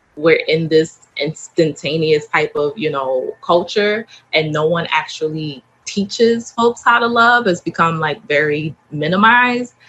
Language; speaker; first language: English; native; English